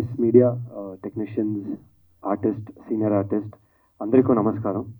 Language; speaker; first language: Telugu; non-native, learner; Kannada